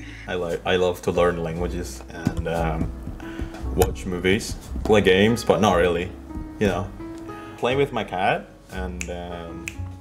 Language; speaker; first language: English; non-native, fluent; Indonesian